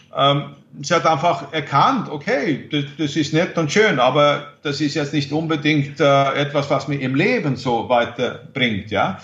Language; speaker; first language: German; non-native, fluent; Swedish